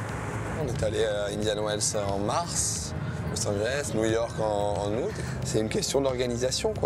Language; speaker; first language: French; native; French